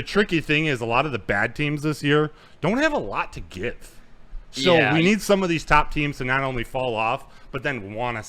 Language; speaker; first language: English; native; English